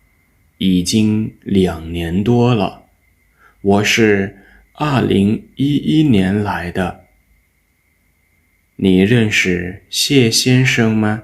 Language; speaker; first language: Chinese; non-native, fluent; Lao